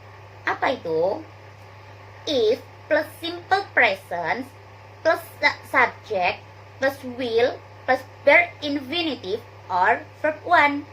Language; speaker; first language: English; non-native, learner; Indonesian